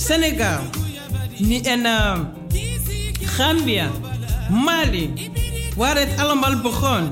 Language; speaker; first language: Dutch; non-native, fluent; Mandingo